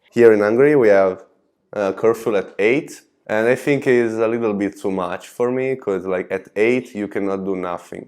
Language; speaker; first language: English; non-native, learner; Italian